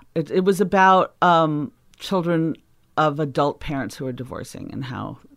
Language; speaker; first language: English; native; English